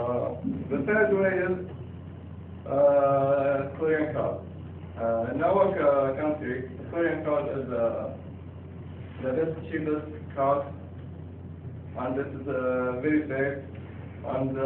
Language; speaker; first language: English; non-native, learner; Arabic